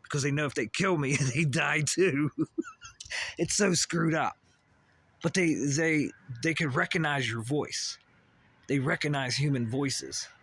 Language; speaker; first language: English; native; English